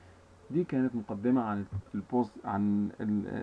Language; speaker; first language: Arabic; native; Arabic